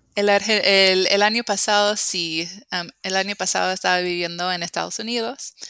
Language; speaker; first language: Spanish; non-native, fluent; English